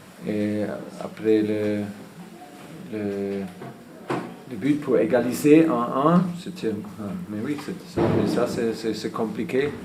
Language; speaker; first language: French; non-native, fluent; German